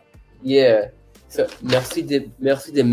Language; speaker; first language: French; non-native, learner; English